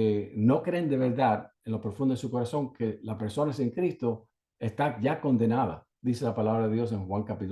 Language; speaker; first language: Spanish; native; Spanish